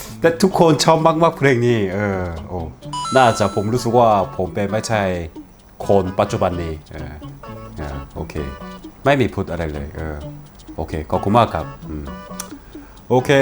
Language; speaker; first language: Thai; non-native, learner; Korean